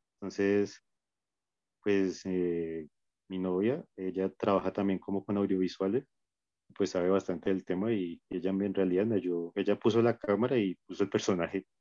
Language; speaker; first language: Spanish; native; Spanish